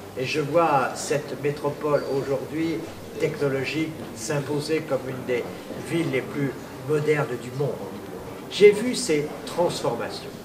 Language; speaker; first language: French; native; French